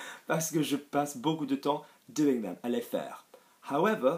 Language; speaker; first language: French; non-native, fluent; English